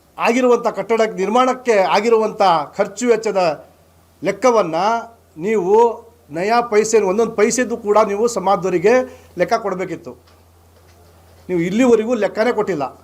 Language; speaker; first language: Kannada; non-native, local second language; Lambadi